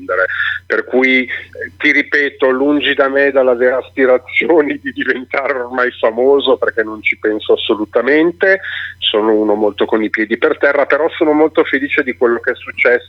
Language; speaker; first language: Italian; native; Italian